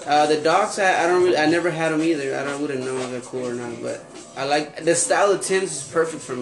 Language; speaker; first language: English; non-native, fluent; Spanish